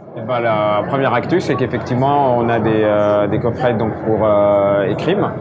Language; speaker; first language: French; native; French